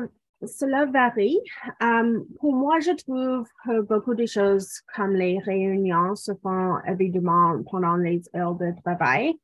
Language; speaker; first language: French; non-native, local second language; English